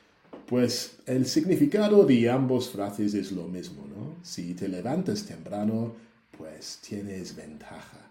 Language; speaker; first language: Spanish; non-native, fluent; English